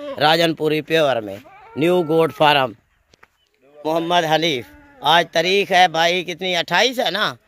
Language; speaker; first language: Urdu; non-native, local second language; Punjabi